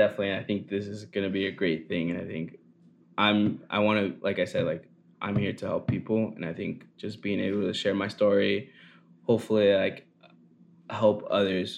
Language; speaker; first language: English; native; English